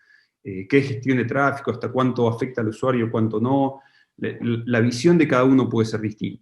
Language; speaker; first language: Spanish; native; Spanish